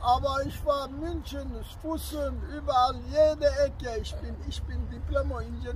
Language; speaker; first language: German; non-native, learner; Turkish